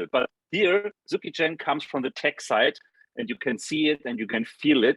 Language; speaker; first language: English; non-native, fluent; German